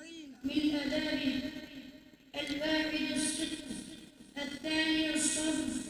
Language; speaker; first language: Arabic; non-native, learner; Urdu